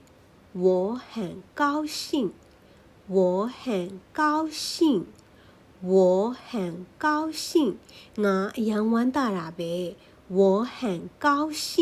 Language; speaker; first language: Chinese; non-native, fluent; Burmese